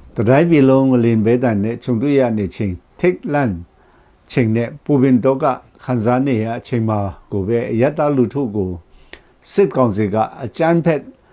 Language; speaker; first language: Burmese; non-native, local second language; Kachin